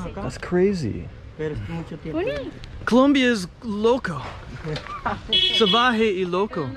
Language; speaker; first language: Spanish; non-native, learner; English